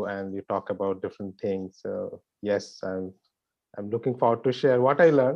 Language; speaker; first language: English; non-native, local second language; Bangla